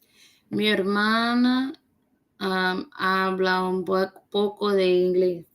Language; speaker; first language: Spanish; non-native, learner; English